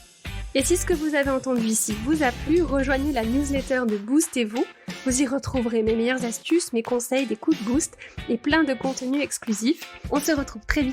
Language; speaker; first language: French; native; French